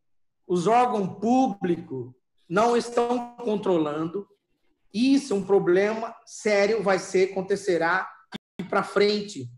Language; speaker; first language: Portuguese; non-native, local second language; Yanomámi